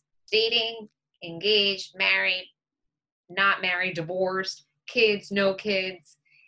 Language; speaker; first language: English; native; English